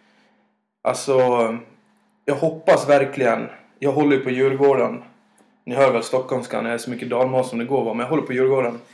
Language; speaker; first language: Swedish; native; Swedish